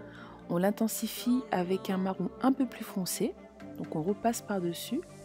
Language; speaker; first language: French; native; French